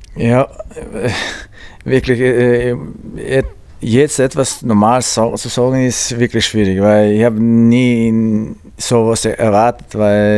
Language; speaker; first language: German; non-native, learner; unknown